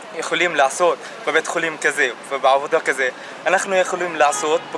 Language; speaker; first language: Hebrew; non-native, local second language; Arabic